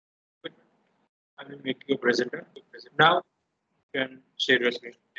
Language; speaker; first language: English; non-native, local second language; Gujarati